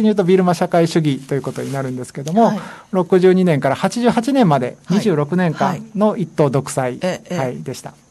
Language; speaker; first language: Japanese; native; Japanese